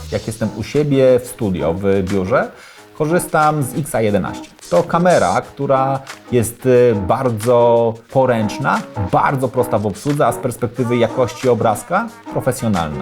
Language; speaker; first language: Polish; native; Polish